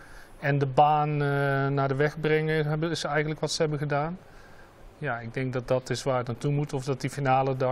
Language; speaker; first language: Dutch; native; Dutch